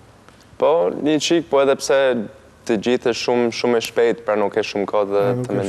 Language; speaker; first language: Albanian; early bilingual, heritage; Albanian